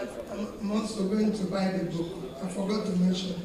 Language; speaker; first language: English; non-native, local second language; Igbo